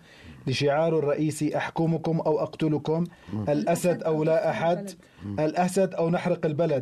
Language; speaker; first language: Arabic; native; Arabic